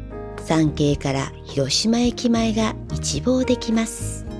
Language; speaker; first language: Japanese; native; Japanese